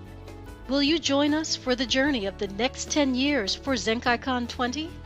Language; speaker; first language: English; native; English